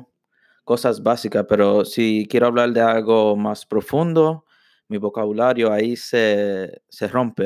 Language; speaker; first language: Spanish; early bilingual, heritage; English